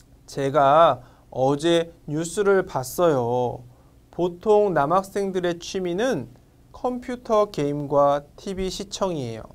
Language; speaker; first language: Korean; non-native, fluent; Vietnamese